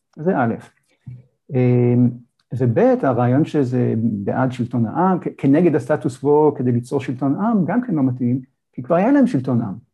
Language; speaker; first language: Hebrew; native; Hebrew